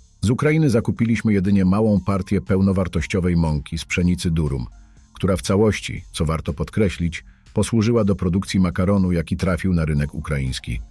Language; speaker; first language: Polish; native; Polish